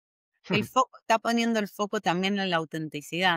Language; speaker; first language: Spanish; native; Spanish